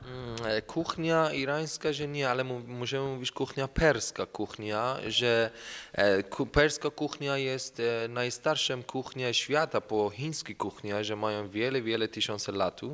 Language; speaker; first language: Polish; non-native, learner; Persian